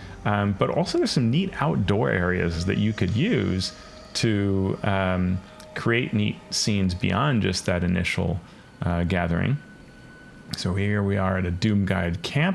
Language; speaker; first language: English; native; English